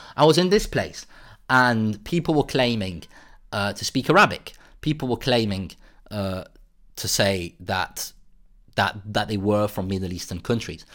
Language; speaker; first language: English; native; English